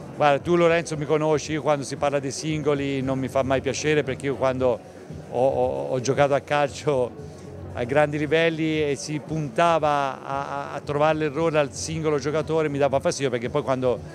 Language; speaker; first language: Italian; native; Italian